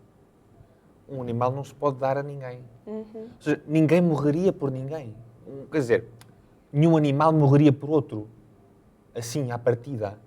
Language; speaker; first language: Portuguese; native; Portuguese